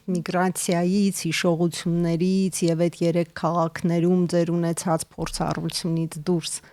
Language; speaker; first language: Armenian; native; Armenian